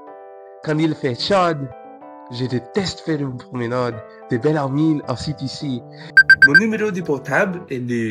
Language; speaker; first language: French; non-native, learner; Filipino